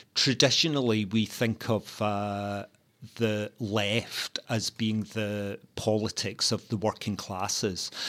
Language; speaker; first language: English; native; English